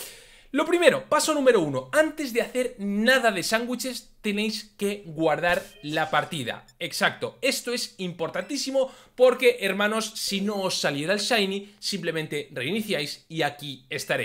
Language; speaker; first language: Spanish; native; Spanish